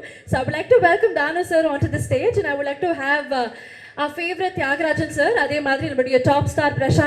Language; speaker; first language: Tamil; native; Tamil